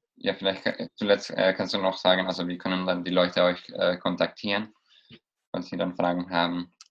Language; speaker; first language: German; non-native, fluent; Spanish